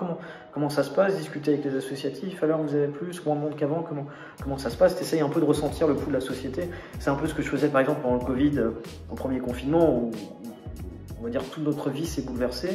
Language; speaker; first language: French; native; French